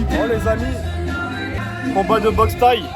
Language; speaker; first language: French; native; French